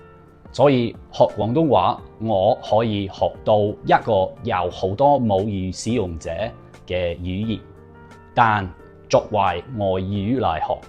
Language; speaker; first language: Cantonese; non-native, fluent; English